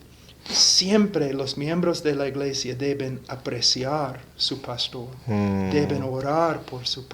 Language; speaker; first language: Spanish; non-native, fluent; English